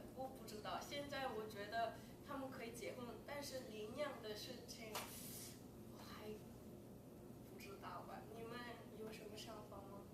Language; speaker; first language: Chinese; non-native, learner; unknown